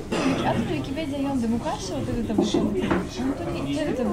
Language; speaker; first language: Japanese; non-native, fluent; Russian